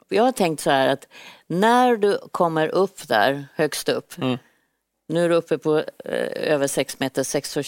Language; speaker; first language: Swedish; native; Swedish